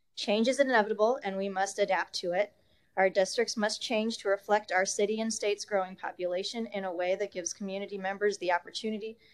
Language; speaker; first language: English; native; English